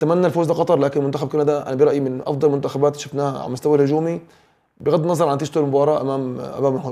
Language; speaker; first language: Arabic; native; Arabic